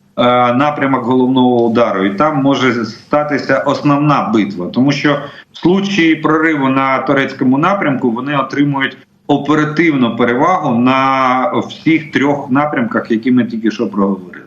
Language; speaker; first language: Ukrainian; non-native, local second language; Russian